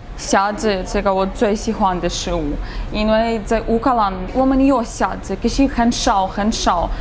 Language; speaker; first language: Chinese; non-native, fluent; Ukrainian